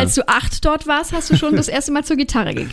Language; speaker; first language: German; native; German